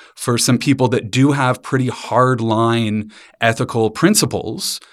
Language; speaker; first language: English; native; English